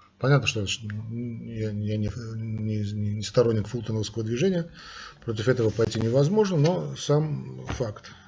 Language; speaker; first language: Russian; non-native, local second language; Armenian